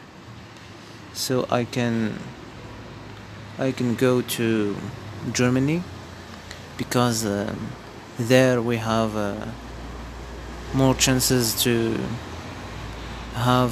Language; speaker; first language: English; non-native, fluent; Berber languages